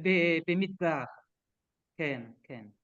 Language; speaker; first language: Hebrew; non-native, learner; French